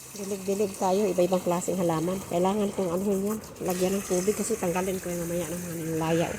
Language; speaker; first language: Filipino; non-native, local second language; Cebuano